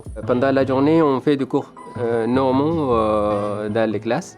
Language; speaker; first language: French; non-native, fluent; Arabic